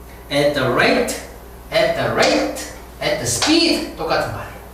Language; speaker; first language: English; non-native, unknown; Korean